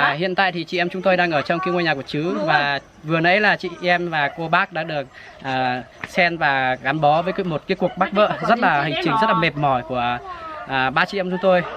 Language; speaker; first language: Vietnamese; non-native, local second language; Hmong